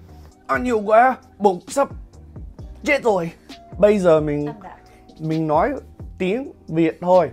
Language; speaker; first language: Vietnamese; early bilingual, heritage; Vietnamese